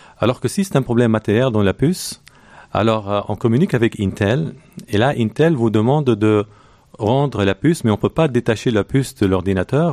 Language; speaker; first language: French; non-native, local second language; Arabic